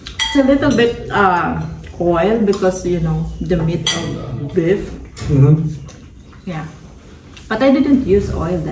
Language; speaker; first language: English; non-native, local second language; Filipino